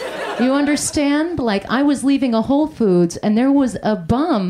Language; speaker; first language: English; native; English